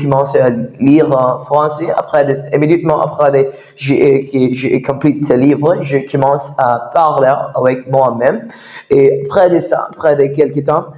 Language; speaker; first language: French; non-native, learner; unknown